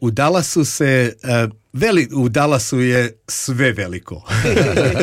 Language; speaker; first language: Croatian; non-native, fluent; English